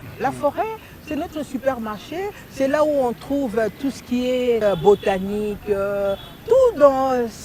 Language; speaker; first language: French; non-native, local second language; Lingala